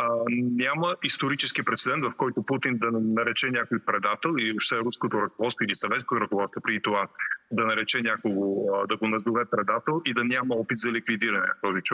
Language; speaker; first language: Bulgarian; native; Bulgarian